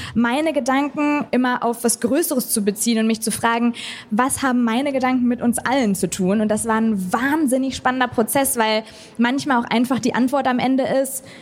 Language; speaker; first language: German; native; German